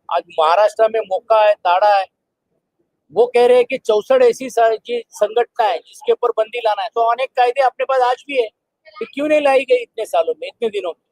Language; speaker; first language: Hindi; non-native, local second language; Marathi